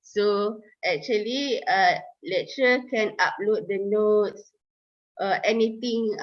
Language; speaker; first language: English; non-native, local second language; Malay